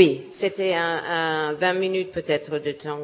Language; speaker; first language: French; non-native, learner; English